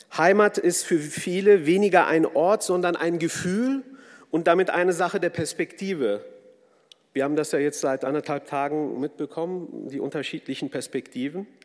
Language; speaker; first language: German; early bilingual, other home language; Kurdish